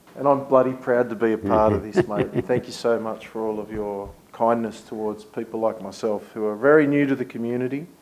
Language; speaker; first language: English; native; English